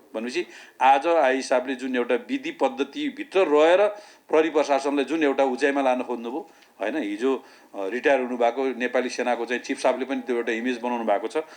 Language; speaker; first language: Nepali; native; Nepali